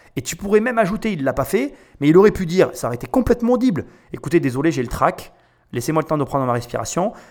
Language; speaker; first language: French; native; French